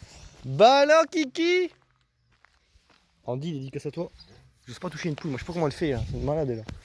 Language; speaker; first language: French; native; French